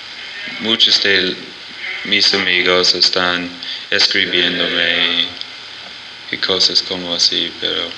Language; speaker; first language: Spanish; non-native, learner; English